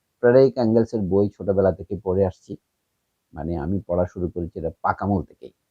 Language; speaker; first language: Bangla; native; Bangla